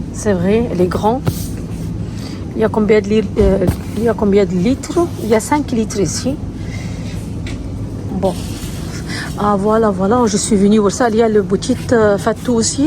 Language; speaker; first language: French; non-native, learner; Arabic